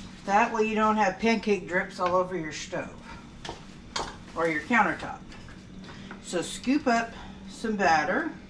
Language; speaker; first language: English; native; English